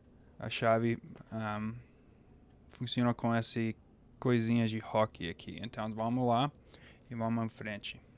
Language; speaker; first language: Portuguese; non-native, fluent; English